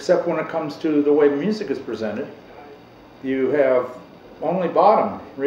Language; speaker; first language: English; native; English